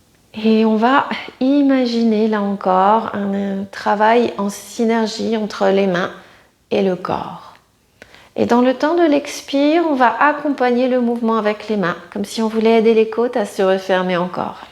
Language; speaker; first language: French; native; French